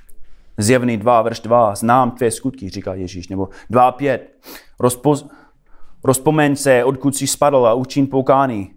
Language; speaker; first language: Czech; non-native, fluent; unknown